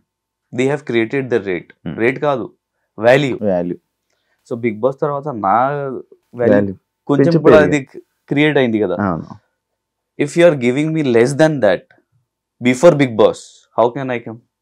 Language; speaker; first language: Telugu; non-native, learner; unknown